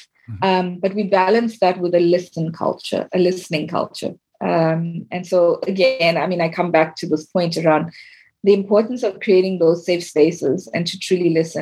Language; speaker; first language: English; native; English